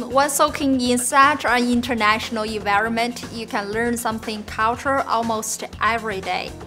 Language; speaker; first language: English; non-native, fluent; Chinese